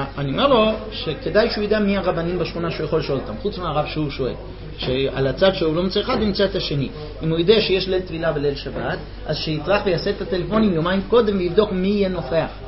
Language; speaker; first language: Hebrew; non-native, fluent; English